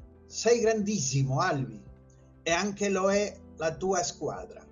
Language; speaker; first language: Italian; non-native, fluent; Spanish